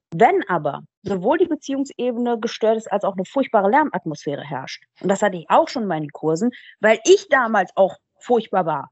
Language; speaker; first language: German; early bilingual, other home language; Persian